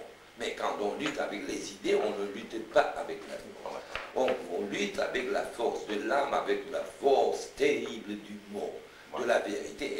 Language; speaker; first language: French; non-native, fluent; Romanian